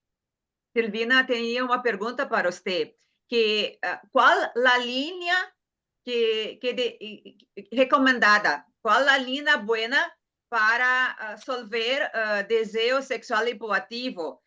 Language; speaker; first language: Spanish; non-native, learner; Portuguese